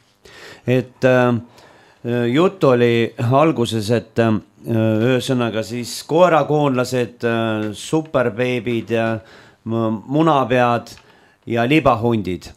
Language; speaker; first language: Estonian; native; Estonian